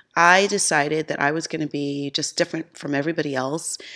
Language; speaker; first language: English; native; English